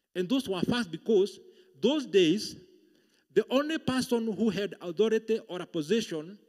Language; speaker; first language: English; non-native, local second language; Swahili